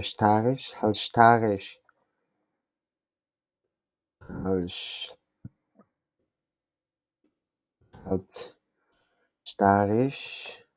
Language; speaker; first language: German; non-native, learner; Turkish